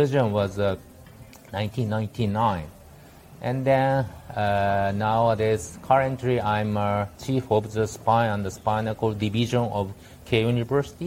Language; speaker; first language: English; non-native, learner; Japanese